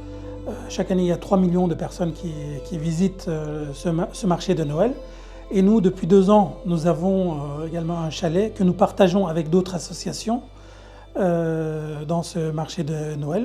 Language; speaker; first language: French; early bilingual, other home language; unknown